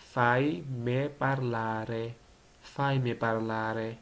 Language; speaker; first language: Italian; non-native, learner; Georgian